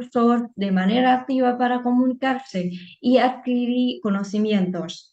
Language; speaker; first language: Spanish; non-native, fluent; Vietnamese